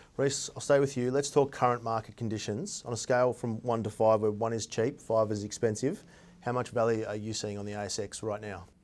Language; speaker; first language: English; native; English